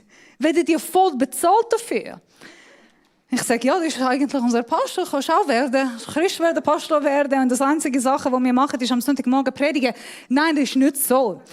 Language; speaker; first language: German; non-native, fluent; Persian